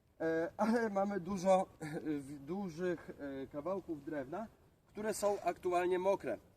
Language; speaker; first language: Polish; native; Polish